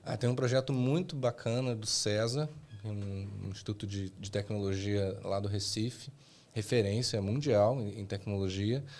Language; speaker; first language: Portuguese; native; Portuguese